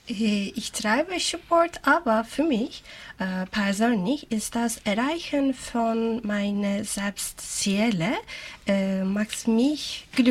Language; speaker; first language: German; non-native, learner; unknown